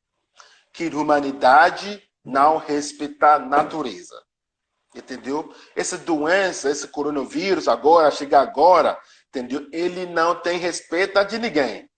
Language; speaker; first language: Portuguese; non-native, learner; Yoruba